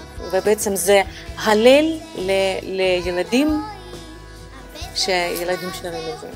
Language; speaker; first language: Hebrew; non-native, fluent; Russian